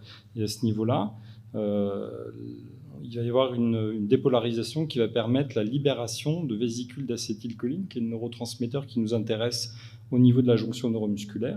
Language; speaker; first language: French; native; French